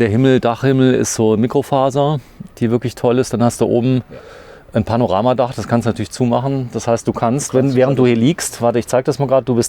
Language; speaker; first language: German; native; German